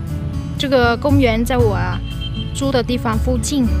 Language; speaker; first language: Chinese; non-native, fluent; Vietnamese